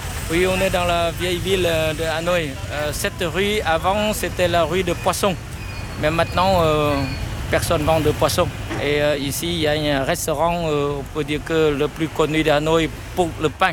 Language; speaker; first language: French; non-native, fluent; Vietnamese